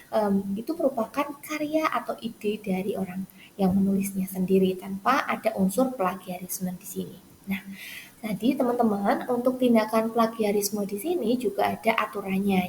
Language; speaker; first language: Indonesian; native; Indonesian